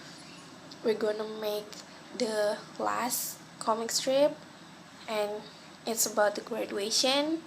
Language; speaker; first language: English; non-native, local second language; Malay